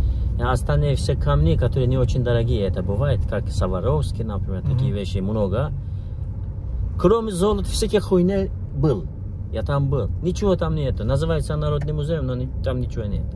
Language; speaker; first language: Russian; non-native, learner; Turkish